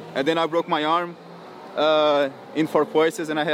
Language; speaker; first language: English; non-native, fluent; Portuguese